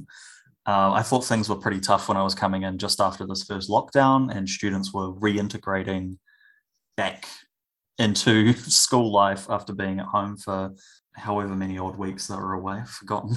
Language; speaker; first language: English; native; English